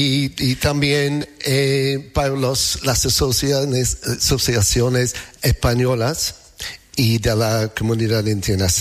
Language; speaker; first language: Spanish; non-native, learner; English